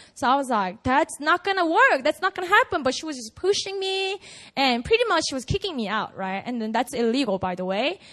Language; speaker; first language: English; non-native, fluent; Korean